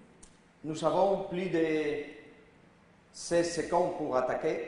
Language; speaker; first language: French; non-native, learner; Spanish